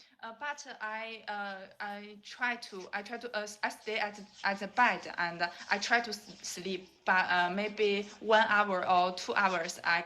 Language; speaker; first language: English; non-native, learner; Chinese